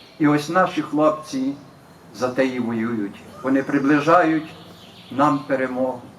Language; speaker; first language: Ukrainian; native; Ukrainian